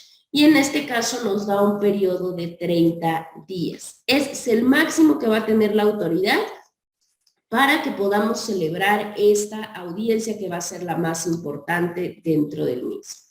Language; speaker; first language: Spanish; native; Spanish